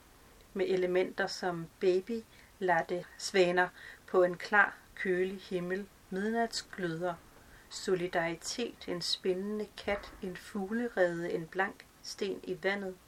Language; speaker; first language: Danish; native; Danish